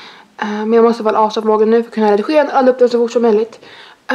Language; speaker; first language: Swedish; native; Swedish